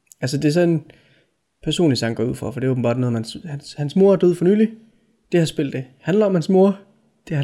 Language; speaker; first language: Danish; native; Danish